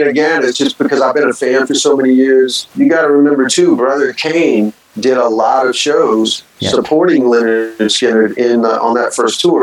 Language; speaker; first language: English; native; English